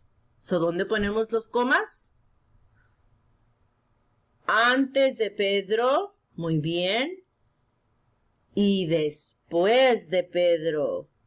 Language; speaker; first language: Spanish; early bilingual, heritage; Spanish